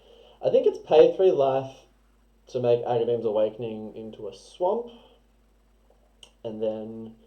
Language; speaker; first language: English; native; English